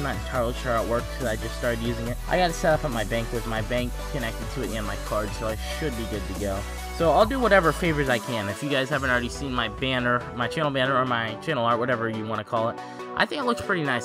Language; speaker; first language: English; native; English